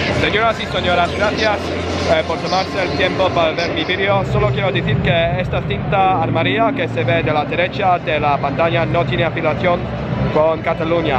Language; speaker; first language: Spanish; non-native, learner; English